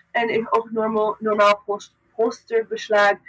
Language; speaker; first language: German; non-native, learner; English